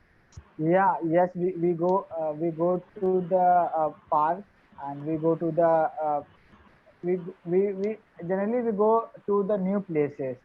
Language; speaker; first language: English; non-native, learner; Hindi